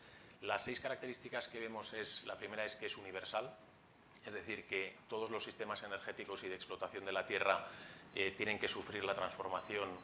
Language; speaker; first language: Spanish; native; Spanish